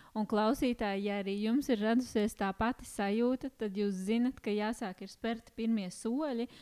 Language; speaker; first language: Latvian; non-native, local second language; Russian